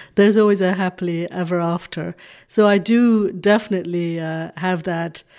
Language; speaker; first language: English; non-native, fluent; Dutch